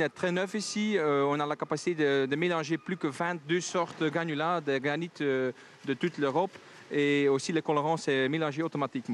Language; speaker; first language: French; non-native, local second language; Dutch